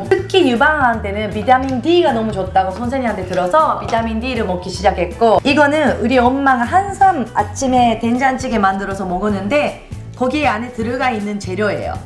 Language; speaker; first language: Korean; non-native, fluent; Japanese